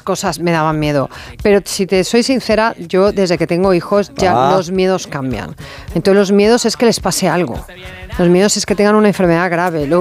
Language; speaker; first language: Spanish; native; Spanish